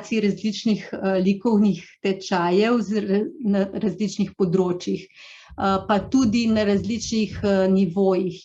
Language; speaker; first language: Slovenian; native; Slovenian